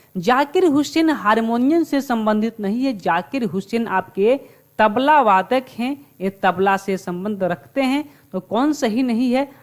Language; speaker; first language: Hindi; native; Hindi